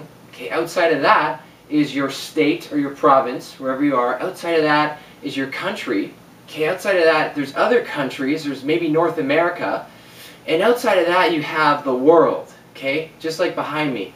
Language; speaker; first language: English; native; English